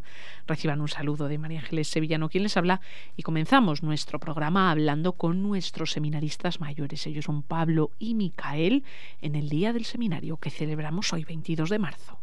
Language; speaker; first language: Spanish; native; Spanish